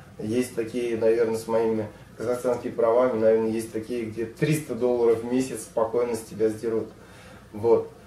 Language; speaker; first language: Russian; native; Russian